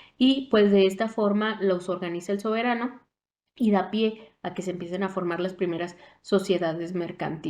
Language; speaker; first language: Spanish; native; Spanish